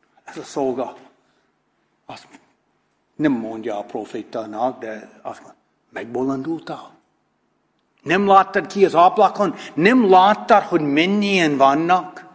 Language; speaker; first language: Hungarian; non-native, fluent; English